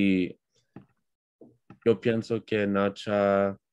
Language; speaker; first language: Spanish; non-native, learner; English